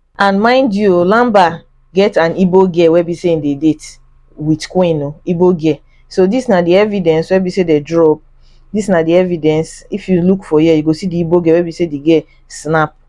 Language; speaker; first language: Nigerian Pidgin; native; Nigerian Pidgin